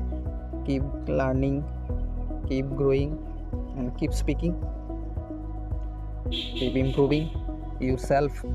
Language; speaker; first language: English; non-native, learner; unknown